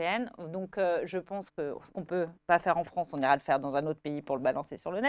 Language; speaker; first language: French; native; French